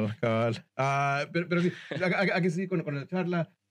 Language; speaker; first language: Spanish; early bilingual, heritage; Spanish